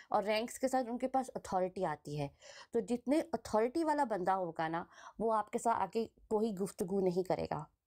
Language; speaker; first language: Hindi; early bilingual, heritage; Hindi